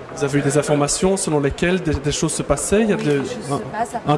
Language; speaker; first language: French; native; French